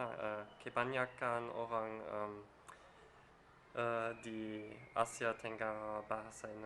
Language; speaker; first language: Indonesian; non-native, learner; German